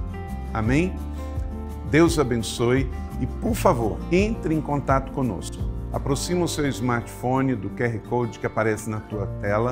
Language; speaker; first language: Portuguese; native; Portuguese